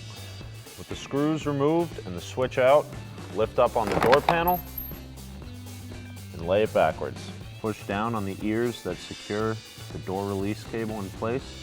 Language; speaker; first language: English; native; English